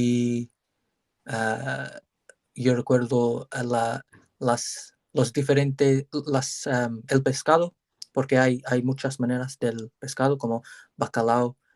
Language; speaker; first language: Spanish; non-native, learner; English